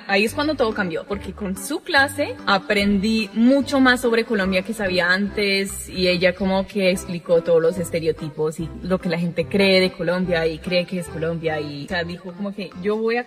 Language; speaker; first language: Spanish; non-native, fluent; English